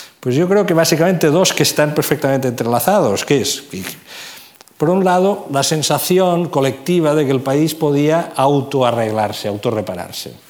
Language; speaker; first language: Spanish; non-native, local second language; Catalan